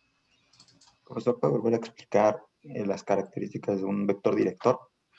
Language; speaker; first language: Spanish; native; Spanish